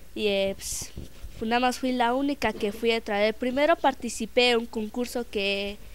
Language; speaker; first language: Spanish; non-native, local second language; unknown